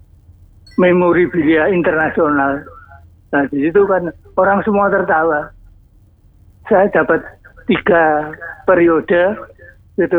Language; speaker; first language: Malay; non-native, local second language; Javanese